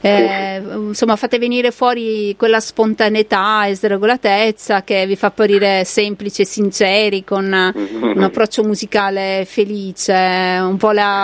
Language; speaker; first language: Italian; native; Italian